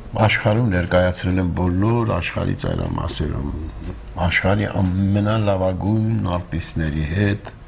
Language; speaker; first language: Armenian; native; Armenian